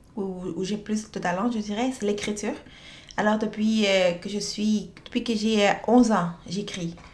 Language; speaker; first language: French; early bilingual, other home language; Spanish